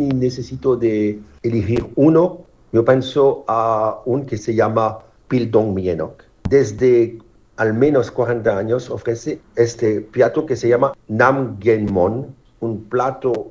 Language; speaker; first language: Spanish; non-native, fluent; French